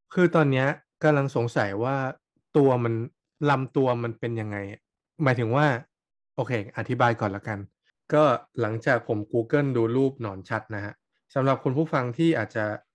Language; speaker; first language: Thai; native; Thai